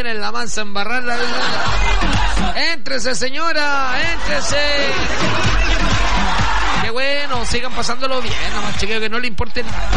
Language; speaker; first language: Spanish; native; Spanish